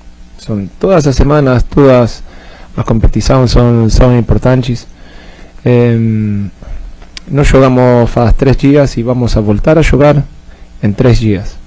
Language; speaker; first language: Portuguese; non-native, fluent; Spanish